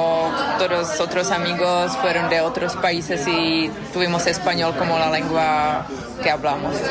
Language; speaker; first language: Spanish; non-native, fluent; Czech